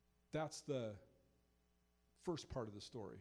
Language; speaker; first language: English; native; English